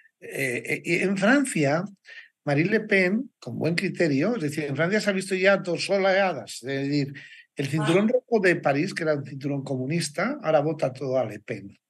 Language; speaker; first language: Spanish; native; Spanish